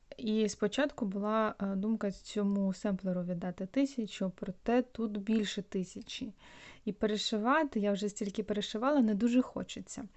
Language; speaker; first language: Ukrainian; non-native, local second language; Russian